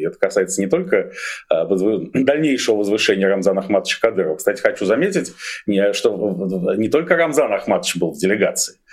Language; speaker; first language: Russian; native; Russian